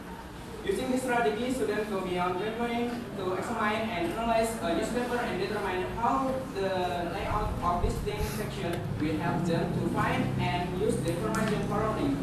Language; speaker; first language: English; non-native, learner; Indonesian